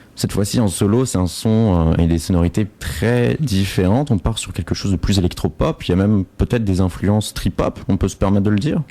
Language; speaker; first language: French; native; French